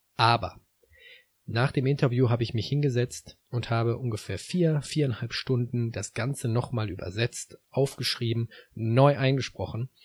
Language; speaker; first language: German; native; German